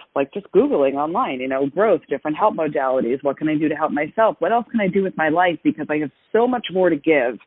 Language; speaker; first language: English; native; English